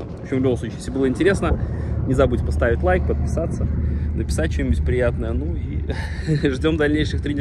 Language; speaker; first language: Russian; native; Russian